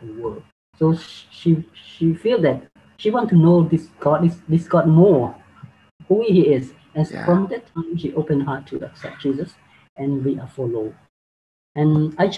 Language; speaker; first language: English; non-native, learner; Khmer